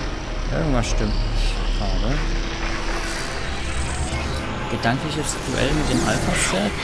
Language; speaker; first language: German; native; German